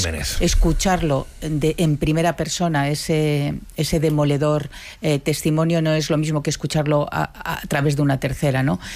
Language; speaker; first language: Spanish; native; Spanish